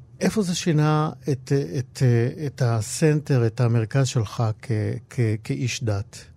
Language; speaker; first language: Hebrew; native; Hebrew